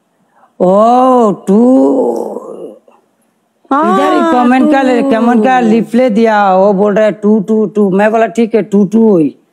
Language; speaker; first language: Hindi; non-native, learner; Bangla